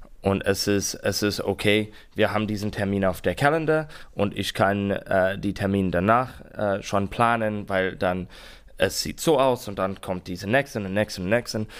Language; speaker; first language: German; non-native, learner; English